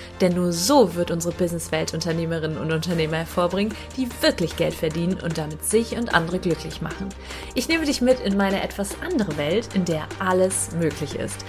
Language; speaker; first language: German; native; German